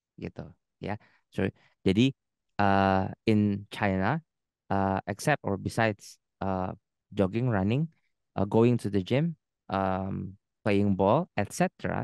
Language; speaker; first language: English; non-native, learner; Indonesian